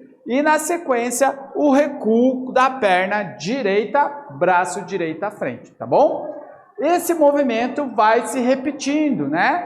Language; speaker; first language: Portuguese; native; Portuguese